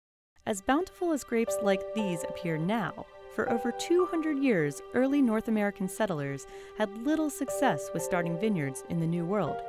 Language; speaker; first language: English; native; English